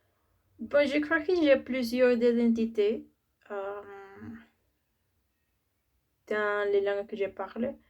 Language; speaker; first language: French; non-native, learner; Spanish